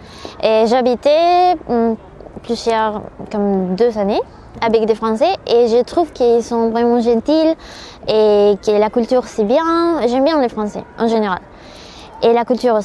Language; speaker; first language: French; non-native, learner; Spanish